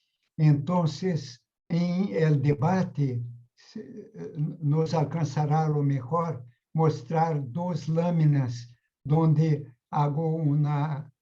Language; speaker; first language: Spanish; non-native, fluent; Portuguese